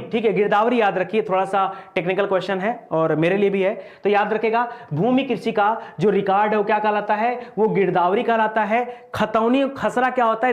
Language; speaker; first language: Hindi; native; Hindi